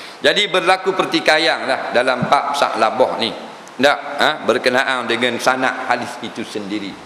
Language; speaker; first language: Malay; native; Malay